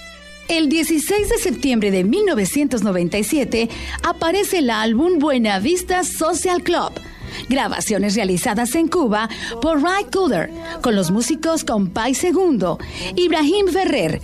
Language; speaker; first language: Spanish; native; Spanish